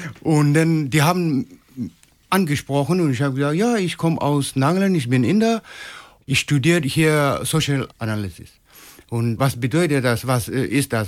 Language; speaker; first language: German; non-native, learner; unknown